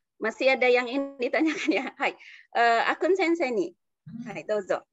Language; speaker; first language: Indonesian; native; Indonesian